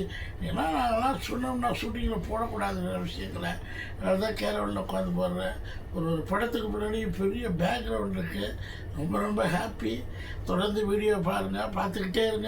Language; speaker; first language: Tamil; native; Tamil